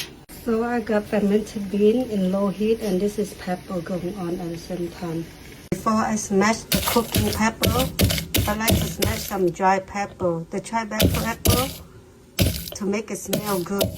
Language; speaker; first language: English; non-native, local second language; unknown